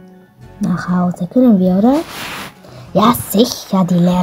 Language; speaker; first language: German; non-native, learner; Arabic